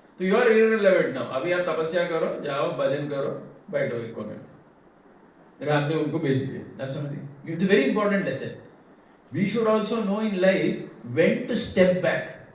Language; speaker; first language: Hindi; non-native, local second language; Tamil